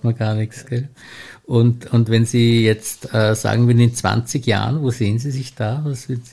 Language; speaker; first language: German; native; German